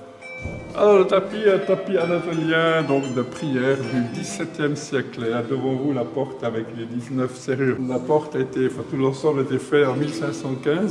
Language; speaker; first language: French; non-native, fluent; Romanian